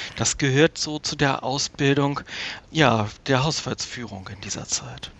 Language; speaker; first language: German; native; German